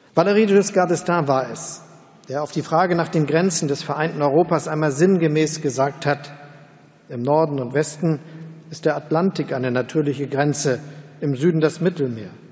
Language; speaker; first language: German; native; German